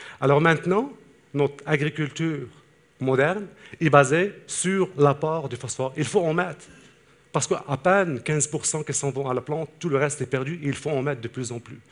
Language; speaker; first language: French; non-native, local second language; Arabic